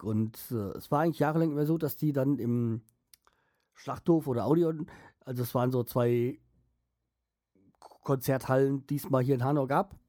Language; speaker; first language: German; native; German